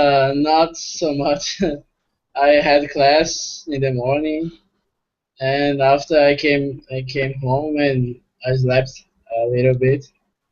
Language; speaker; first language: English; non-native, fluent; Portuguese